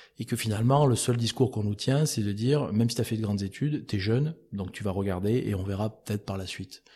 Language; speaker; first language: French; native; French